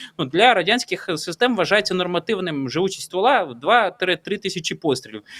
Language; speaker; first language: Ukrainian; native; Ukrainian